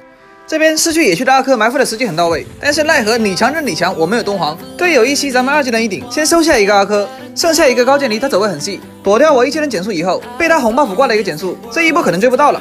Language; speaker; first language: Chinese; native; Chinese